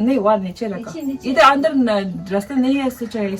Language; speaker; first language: Hindi; non-native, local second language; Tibetan